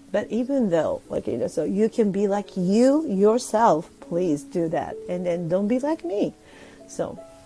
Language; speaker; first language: English; non-native, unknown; Japanese